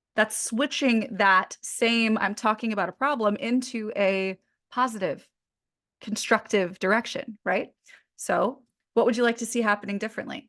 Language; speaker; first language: English; native; English